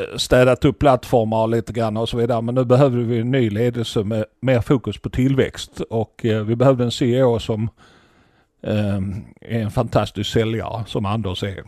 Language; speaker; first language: Swedish; native; Swedish